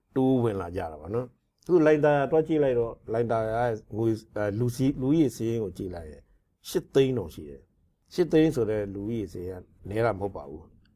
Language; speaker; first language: Burmese; non-native, local second language; Shan